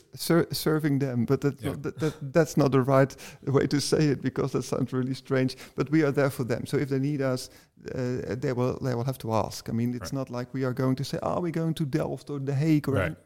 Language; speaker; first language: English; non-native, fluent; Dutch